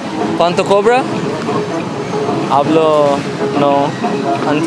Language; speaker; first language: Spanish; non-native, learner; English